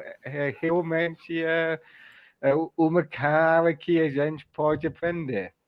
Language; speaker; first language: Portuguese; non-native, learner; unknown